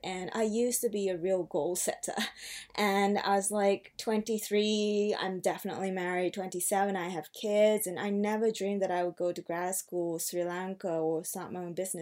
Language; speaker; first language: English; early bilingual, other home language; Japanese